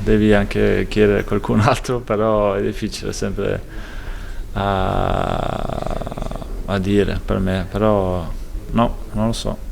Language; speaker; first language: Italian; non-native, fluent; Danish